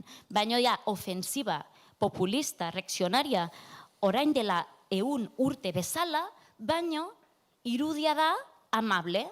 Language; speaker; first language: Basque; non-native, local second language; Catalan